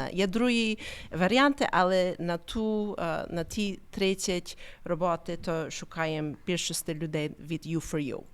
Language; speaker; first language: Ukrainian; early bilingual, heritage; Ukrainian